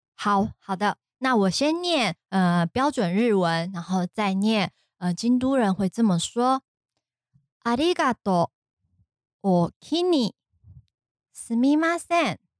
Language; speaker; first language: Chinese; non-native, fluent; Japanese